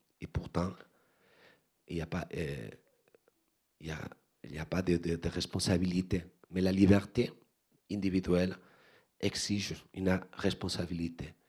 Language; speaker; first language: French; non-native, learner; Spanish